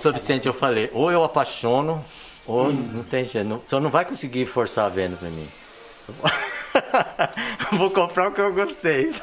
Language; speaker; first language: Portuguese; native; Portuguese